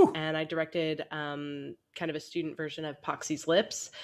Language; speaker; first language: English; native; English